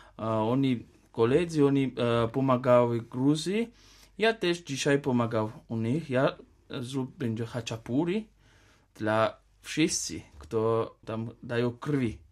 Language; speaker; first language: Polish; non-native, learner; Georgian